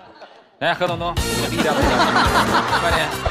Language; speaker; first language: Chinese; native; Chinese